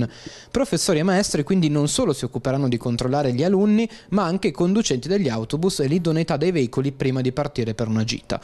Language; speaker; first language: Italian; native; Italian